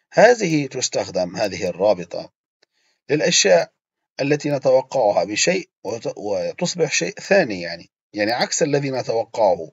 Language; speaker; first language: Arabic; non-native, fluent; Turkish